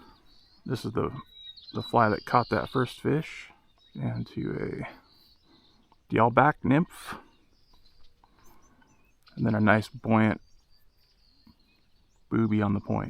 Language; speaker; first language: English; native; English